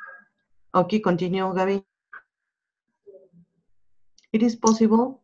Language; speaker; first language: English; non-native, learner; Spanish